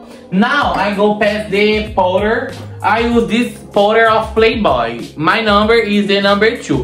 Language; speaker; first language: English; non-native, learner; Portuguese